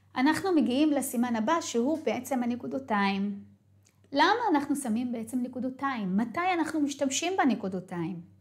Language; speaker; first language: Hebrew; non-native, local second language; Arabic